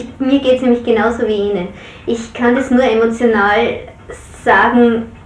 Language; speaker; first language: German; native; German